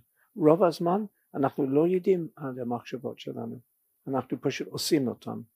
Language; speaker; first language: Hebrew; non-native, fluent; English